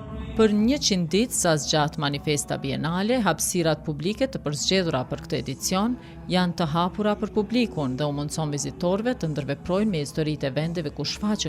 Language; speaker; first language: Albanian; native; Albanian